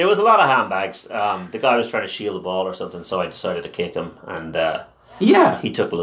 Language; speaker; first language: English; non-native, local second language; Irish